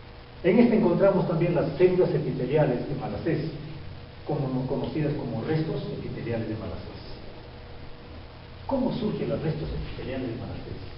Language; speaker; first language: Spanish; native; Spanish